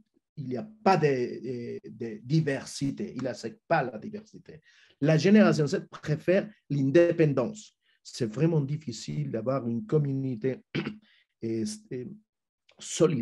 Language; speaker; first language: French; non-native, fluent; Spanish